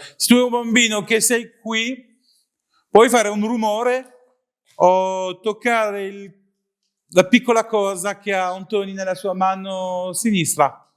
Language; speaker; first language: Italian; non-native, learner; French